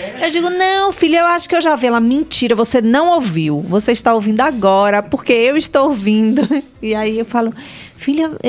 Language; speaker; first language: Portuguese; native; Portuguese